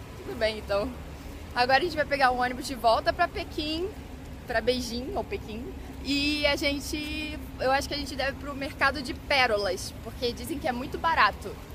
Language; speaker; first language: Portuguese; native; Portuguese